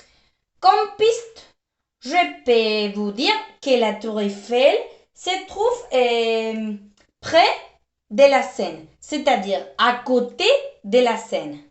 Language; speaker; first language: French; non-native, fluent; Spanish